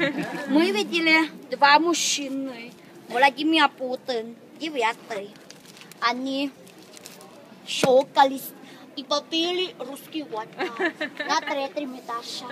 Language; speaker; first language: Russian; non-native, learner; Chinese